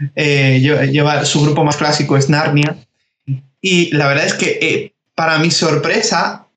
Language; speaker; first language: Spanish; early bilingual, other home language; Georgian